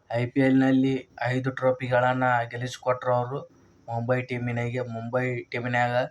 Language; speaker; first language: Kannada; native; Kannada